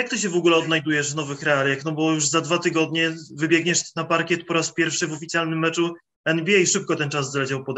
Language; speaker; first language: Polish; native; Polish